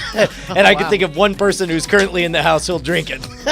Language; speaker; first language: English; native; English